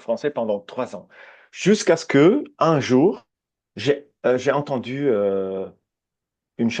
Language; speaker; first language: French; non-native, fluent; Italian